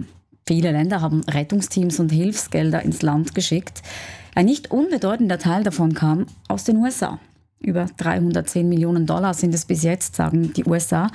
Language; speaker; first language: German; native; German